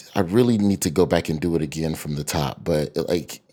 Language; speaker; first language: English; native; English